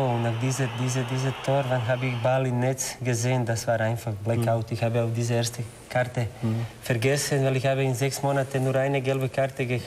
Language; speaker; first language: German; non-native, learner; Croatian